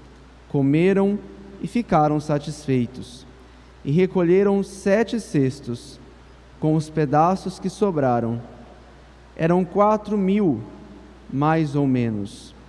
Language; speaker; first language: Portuguese; native; Portuguese